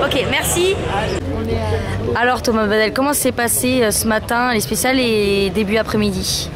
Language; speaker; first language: French; native; French